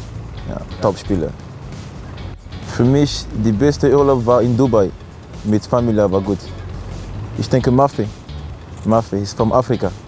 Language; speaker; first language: German; non-native, learner; French